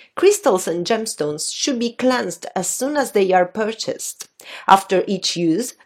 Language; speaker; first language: English; non-native, fluent; Italian